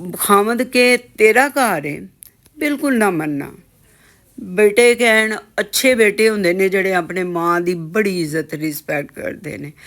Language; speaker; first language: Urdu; non-native, local second language; Punjabi